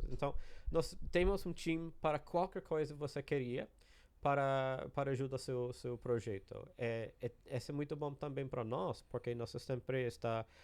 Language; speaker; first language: Portuguese; non-native, learner; English